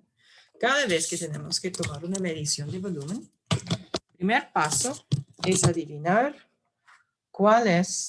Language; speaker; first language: Spanish; non-native, fluent; English